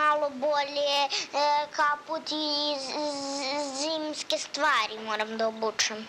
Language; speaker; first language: Serbian; native; Serbian